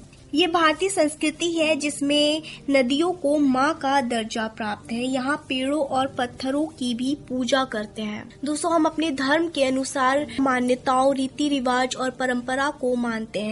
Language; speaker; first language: Hindi; native; Hindi